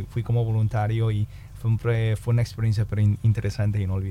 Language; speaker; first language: Spanish; native; Spanish